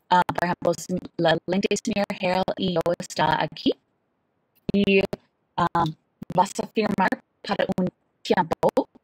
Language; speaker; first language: Spanish; non-native, fluent; English